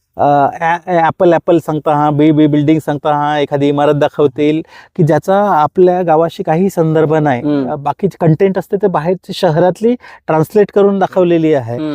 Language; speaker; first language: Marathi; non-native, local second language; Kukna